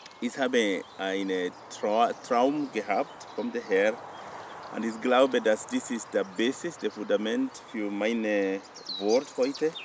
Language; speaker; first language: German; non-native, learner; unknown